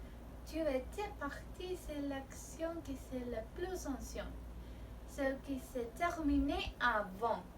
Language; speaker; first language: French; non-native, learner; Spanish